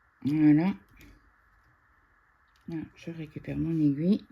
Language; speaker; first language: French; native; French